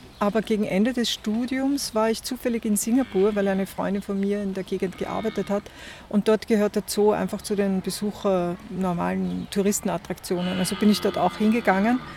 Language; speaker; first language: German; native; German